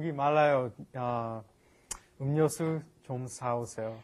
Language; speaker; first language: Korean; non-native, learner; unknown